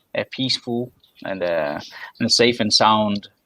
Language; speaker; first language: English; non-native, fluent; Turkish